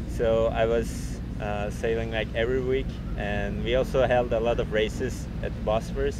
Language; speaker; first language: English; non-native, fluent; Turkish